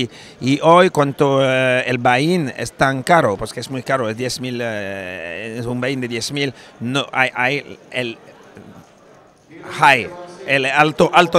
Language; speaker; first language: Spanish; non-native, fluent; French